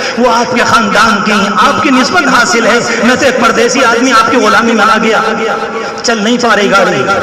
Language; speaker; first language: Urdu; native; Urdu